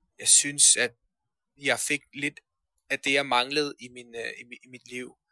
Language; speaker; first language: Danish; early bilingual, other home language; Persian